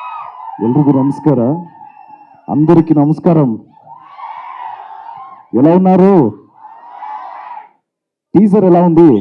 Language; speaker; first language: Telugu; non-native, learner; Kannada